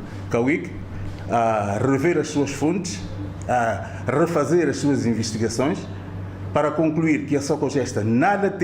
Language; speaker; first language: Portuguese; native; Portuguese